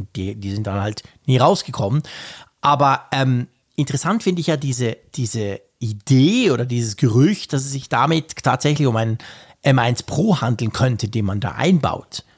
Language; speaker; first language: German; native; German